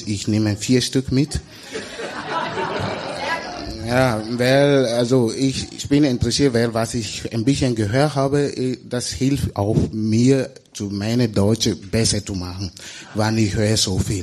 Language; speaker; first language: German; non-native, learner; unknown